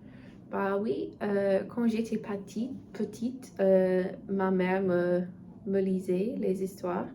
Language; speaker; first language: French; non-native, learner; English